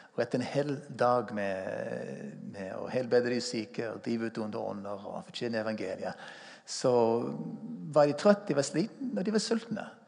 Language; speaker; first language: Norwegian; non-native, fluent; English